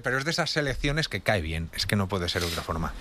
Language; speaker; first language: Spanish; native; Spanish